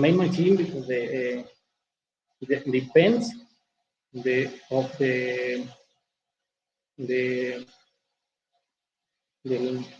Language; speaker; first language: English; non-native, learner; Spanish